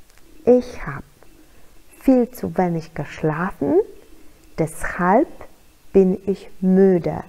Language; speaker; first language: German; non-native, fluent; Polish